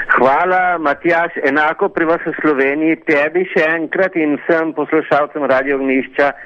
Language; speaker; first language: Slovenian; early bilingual, heritage; Slovenian